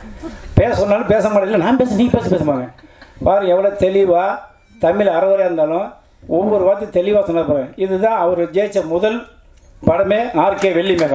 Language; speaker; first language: Tamil; native; Tamil